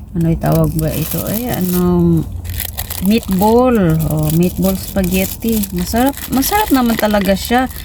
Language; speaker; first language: Filipino; non-native, local second language; Cebuano